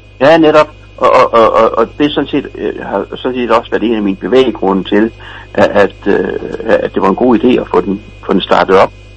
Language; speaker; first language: Danish; native; Danish